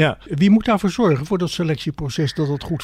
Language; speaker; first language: Dutch; native; Dutch